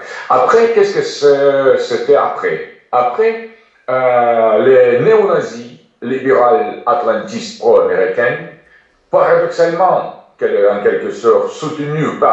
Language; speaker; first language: French; non-native, fluent; Russian